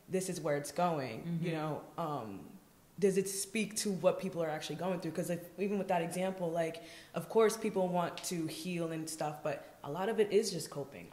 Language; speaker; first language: English; native; English